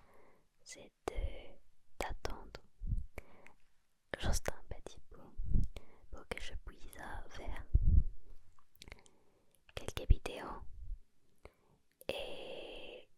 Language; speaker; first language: French; non-native, learner; Spanish